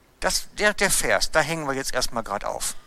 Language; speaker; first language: German; native; German